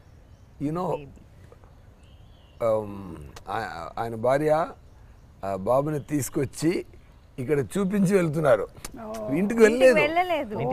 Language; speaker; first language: Telugu; non-native, learner; Tamil